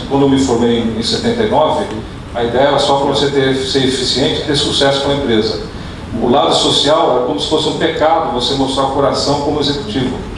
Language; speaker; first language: Portuguese; early bilingual, other home language; Dutch